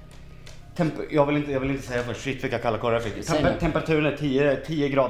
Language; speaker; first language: Swedish; native; Swedish